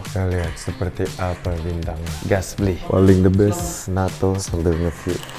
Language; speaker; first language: Indonesian; native; Indonesian